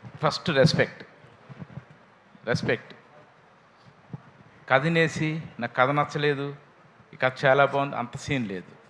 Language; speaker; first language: Telugu; native; Telugu